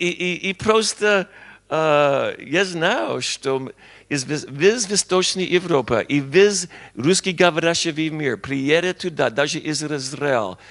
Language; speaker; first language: Russian; non-native, learner; English